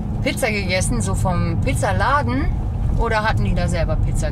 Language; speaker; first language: German; native; German